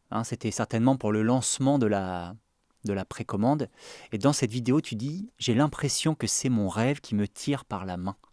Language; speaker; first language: French; native; French